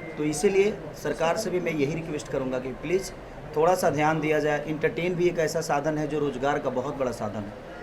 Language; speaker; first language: Hindi; non-native, local second language; Bhojpuri